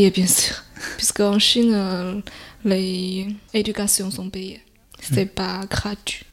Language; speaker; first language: French; non-native, fluent; Chinese